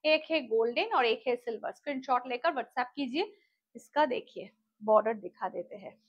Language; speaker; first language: Hindi; non-native, local second language; Bangla